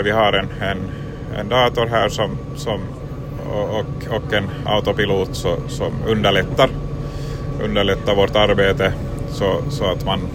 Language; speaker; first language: Swedish; native; Swedish